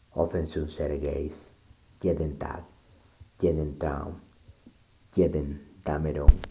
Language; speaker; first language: German; non-native, learner; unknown